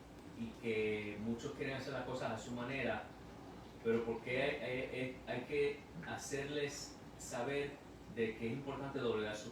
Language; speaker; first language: Spanish; native; Spanish